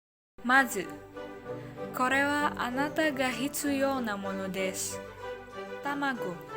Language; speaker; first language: Japanese; non-native, learner; Indonesian